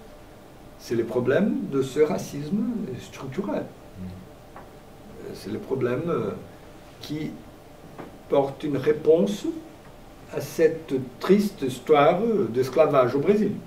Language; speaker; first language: French; non-native, fluent; Portuguese